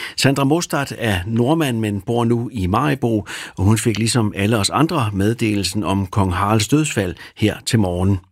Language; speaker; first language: Danish; native; Danish